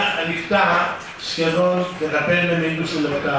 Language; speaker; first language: Greek; early bilingual, heritage; Greek